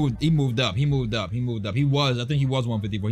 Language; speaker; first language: English; native; English